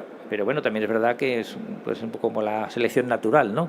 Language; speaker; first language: Spanish; native; Spanish